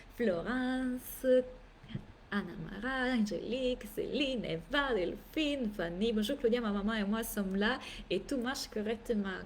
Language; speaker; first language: French; non-native, fluent; Italian